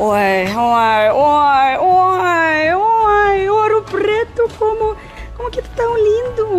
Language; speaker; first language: Portuguese; non-native, fluent; Russian